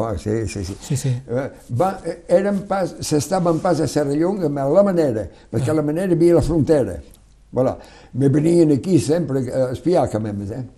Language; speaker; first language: Catalan; non-native, local second language; French